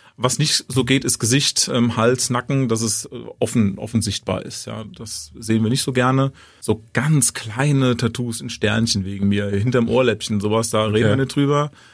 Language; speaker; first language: German; native; German